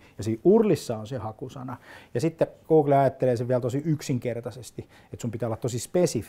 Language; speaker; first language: Finnish; native; Finnish